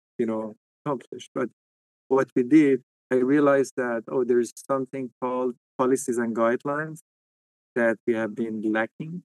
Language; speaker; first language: English; non-native, fluent; Persian